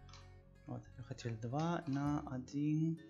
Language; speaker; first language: Russian; non-native, learner; Spanish